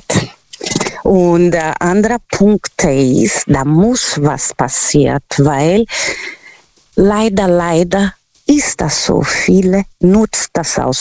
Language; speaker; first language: German; non-native, local second language; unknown